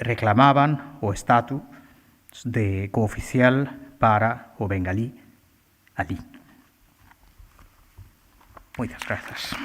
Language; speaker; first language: Galician; non-native, learner; Bangla